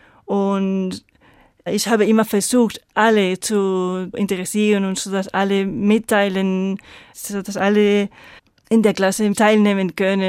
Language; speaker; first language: German; non-native, fluent; Spanish